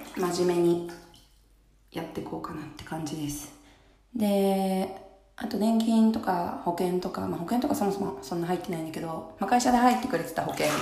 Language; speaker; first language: Japanese; native; Japanese